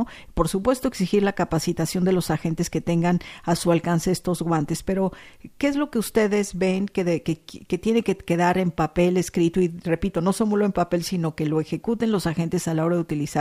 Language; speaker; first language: Spanish; native; Spanish